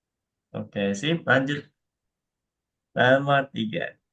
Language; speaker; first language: Indonesian; native; Indonesian